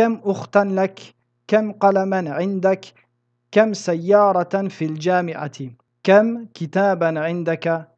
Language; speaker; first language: Arabic; non-native, fluent; French